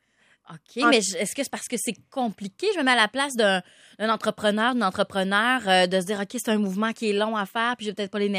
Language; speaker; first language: French; native; French